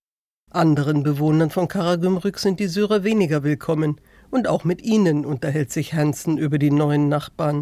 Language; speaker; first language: German; native; German